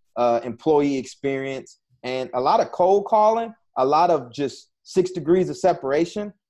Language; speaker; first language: English; native; English